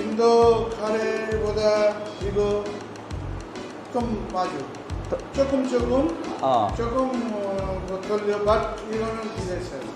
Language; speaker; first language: Korean; non-native, learner; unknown